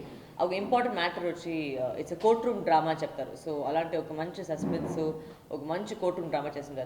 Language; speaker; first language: Telugu; non-native, local second language; Tamil